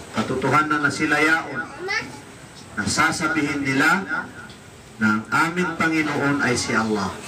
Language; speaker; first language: Filipino; non-native, local second language; Maguindanaon